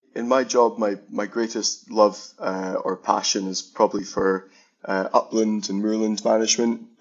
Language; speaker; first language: English; native; English